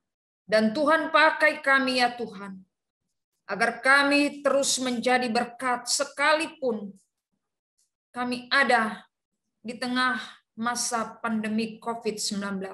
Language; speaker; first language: Indonesian; native; Indonesian